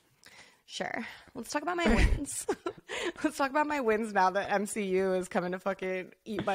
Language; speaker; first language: English; native; English